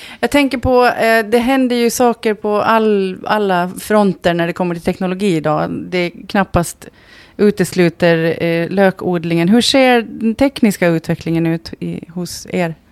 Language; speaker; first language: Swedish; native; Swedish